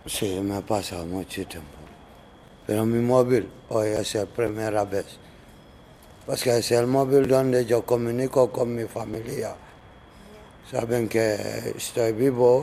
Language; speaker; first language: Spanish; non-native, learner; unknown